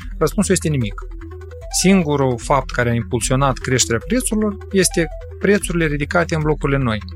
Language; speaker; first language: Romanian; native; Romanian